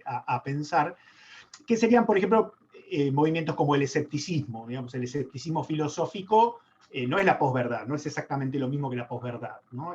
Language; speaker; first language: Spanish; native; Spanish